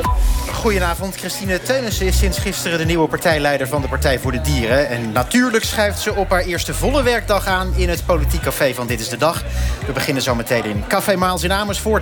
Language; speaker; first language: Dutch; native; Dutch